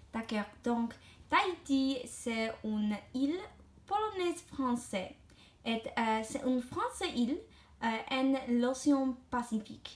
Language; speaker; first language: French; non-native, learner; English